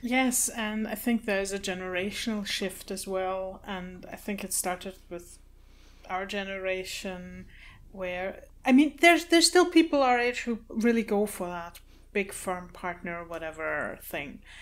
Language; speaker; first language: English; non-native, fluent; German